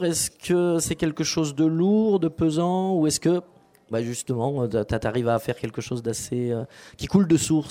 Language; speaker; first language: French; native; French